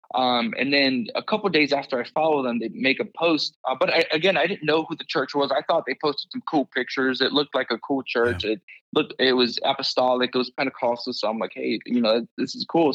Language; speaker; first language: English; early bilingual, other home language; Spanish